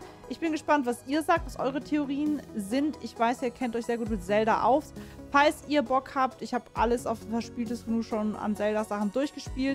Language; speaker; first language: German; native; German